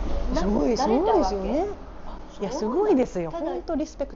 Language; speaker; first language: Japanese; native; Japanese